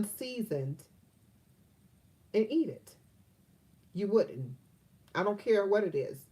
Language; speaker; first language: English; native; English